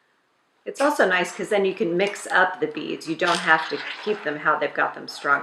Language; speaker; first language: English; native; English